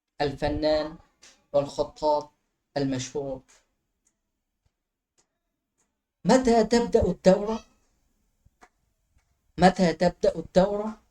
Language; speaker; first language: Arabic; non-native, fluent; Bangla